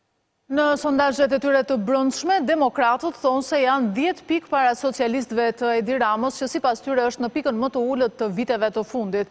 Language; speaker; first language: Albanian; native; Albanian